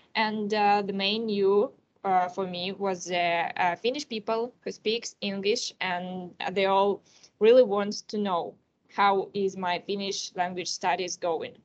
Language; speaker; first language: English; non-native, learner; Russian